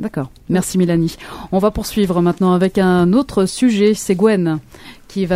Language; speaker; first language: French; native; French